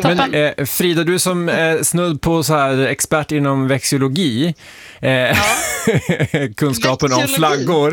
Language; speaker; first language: Swedish; native; Swedish